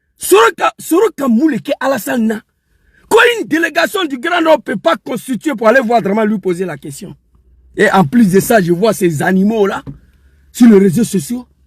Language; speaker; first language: French; non-native, local second language; Dyula